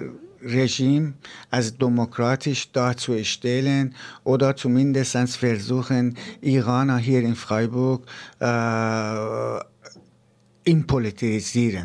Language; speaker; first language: German; non-native, fluent; Persian